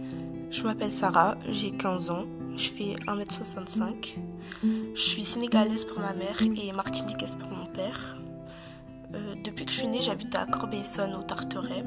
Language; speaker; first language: French; native; French